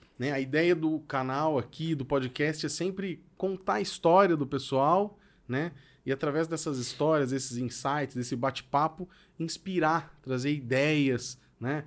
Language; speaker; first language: Portuguese; native; Portuguese